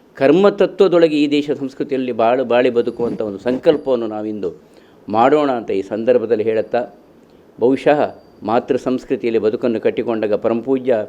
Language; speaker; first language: Kannada; non-native, local second language; Tulu